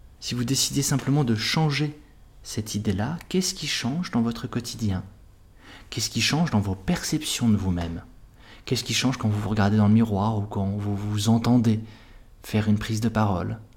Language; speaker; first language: French; native; French